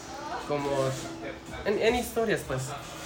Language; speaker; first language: Spanish; early bilingual, heritage; Spanish